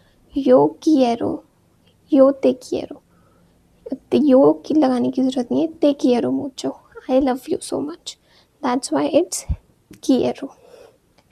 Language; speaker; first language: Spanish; non-native, fluent; Hindi